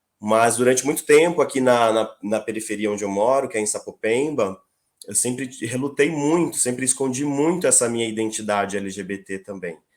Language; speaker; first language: Portuguese; native; Portuguese